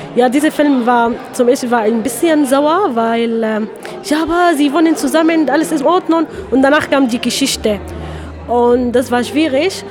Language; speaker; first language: German; non-native, learner; Arabic